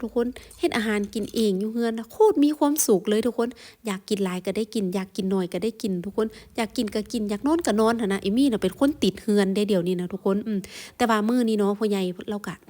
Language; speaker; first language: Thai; non-native, local second language; Northeastern Thai